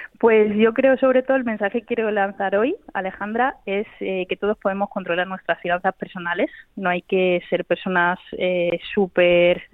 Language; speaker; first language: Spanish; native; Spanish